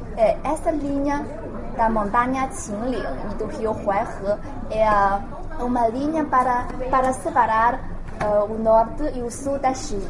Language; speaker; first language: Portuguese; non-native, learner; Chinese